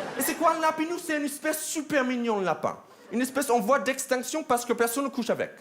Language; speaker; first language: French; non-native, fluent; English